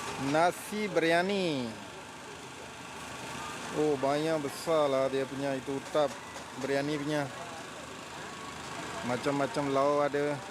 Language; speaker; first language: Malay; non-native, learner; Urdu